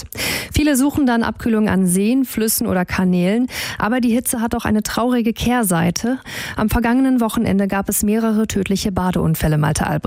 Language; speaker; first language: German; native; German